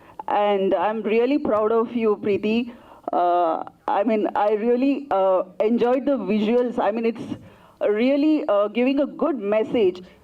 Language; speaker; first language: English; non-native, local second language; Telugu